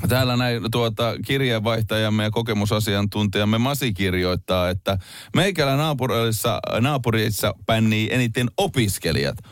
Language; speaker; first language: Finnish; native; Finnish